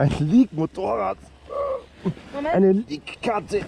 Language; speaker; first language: German; native; German